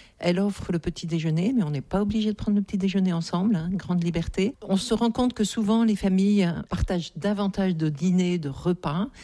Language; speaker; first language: French; native; French